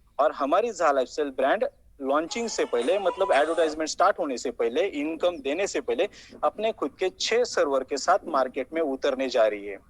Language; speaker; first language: Hindi; non-native, local second language; Marathi